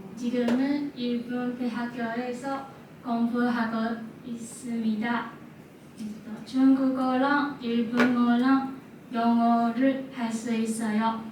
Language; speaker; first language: Korean; non-native, learner; Chinese